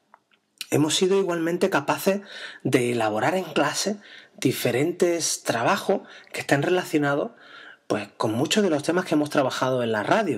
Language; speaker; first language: Spanish; native; Spanish